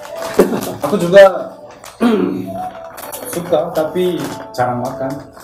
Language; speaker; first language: Indonesian; non-native, learner; Korean